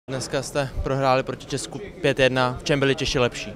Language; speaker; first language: Czech; native; Czech